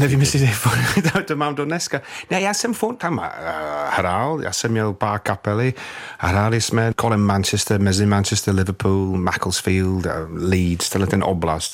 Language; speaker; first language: Czech; non-native, fluent; English